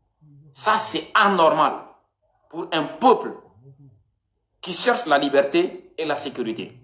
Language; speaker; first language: French; non-native, local second language; Bambara